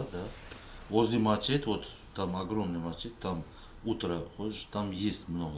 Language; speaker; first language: Russian; non-native, local second language; Uzbek